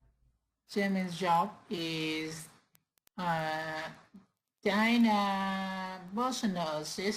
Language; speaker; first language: English; non-native, learner; Vietnamese